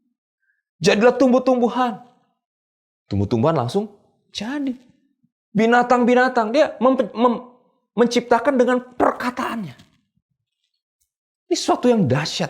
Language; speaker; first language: Indonesian; native; Indonesian